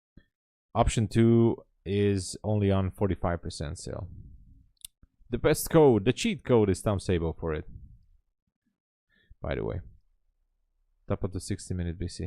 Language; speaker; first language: English; non-native, fluent; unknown